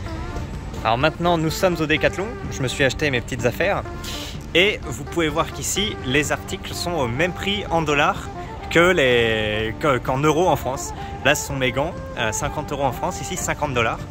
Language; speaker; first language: French; native; French